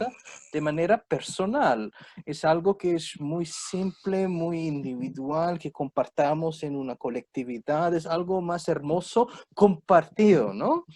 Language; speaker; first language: Spanish; non-native, fluent; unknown